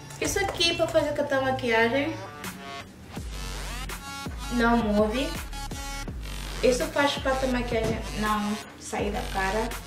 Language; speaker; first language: Portuguese; early bilingual, heritage; English